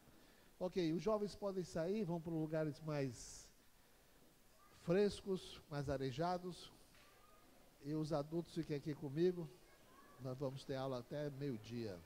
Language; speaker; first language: Portuguese; native; Portuguese